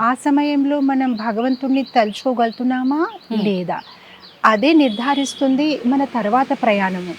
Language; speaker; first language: Telugu; non-native, fluent; Gujarati